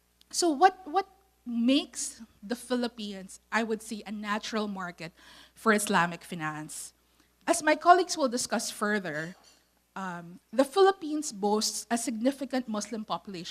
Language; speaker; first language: English; non-native, local second language; Filipino